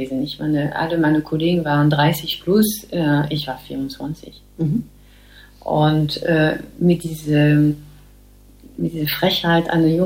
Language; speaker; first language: German; non-native, fluent; French